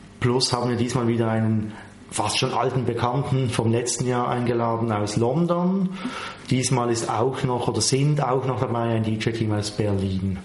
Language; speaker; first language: German; native; German